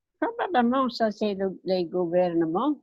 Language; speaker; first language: French; non-native, learner; English